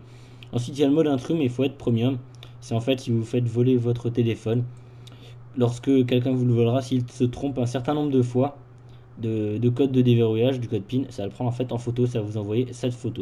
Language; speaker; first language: French; native; French